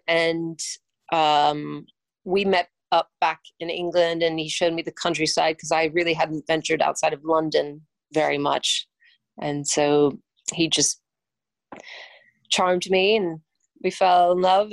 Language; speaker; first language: English; native; English